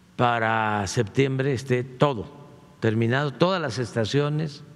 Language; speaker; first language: Spanish; native; Spanish